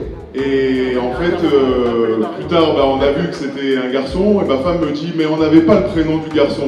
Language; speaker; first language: French; native; French